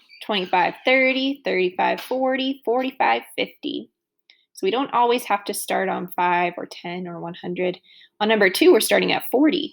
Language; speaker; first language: English; native; English